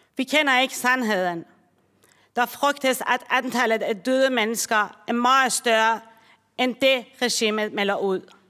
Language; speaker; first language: Danish; non-native, fluent; Persian